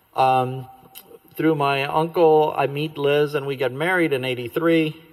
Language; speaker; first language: English; native; English